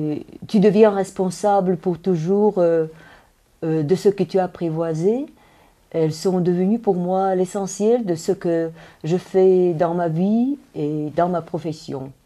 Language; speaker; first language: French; non-native, fluent; Russian